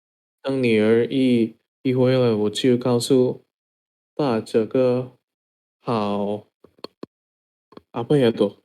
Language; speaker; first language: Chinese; non-native, learner; Indonesian